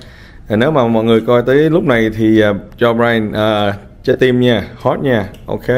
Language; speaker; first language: Vietnamese; early bilingual, heritage; Vietnamese